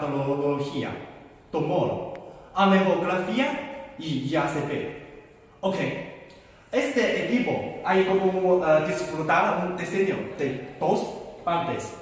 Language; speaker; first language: Spanish; non-native, learner; Chinese